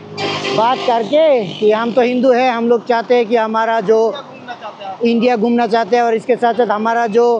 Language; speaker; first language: Hindi; non-native, learner; Bangla